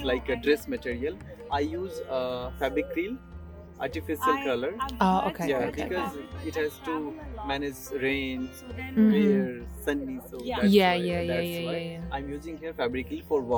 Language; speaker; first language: English; non-native, local second language; Maithili